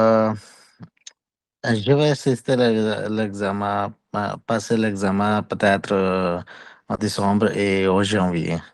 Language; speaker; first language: French; non-native, learner; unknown